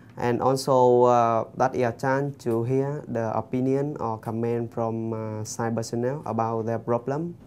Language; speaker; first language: English; non-native, fluent; Vietnamese